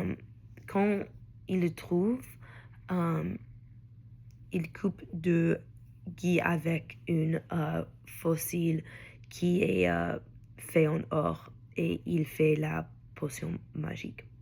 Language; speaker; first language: French; non-native, learner; English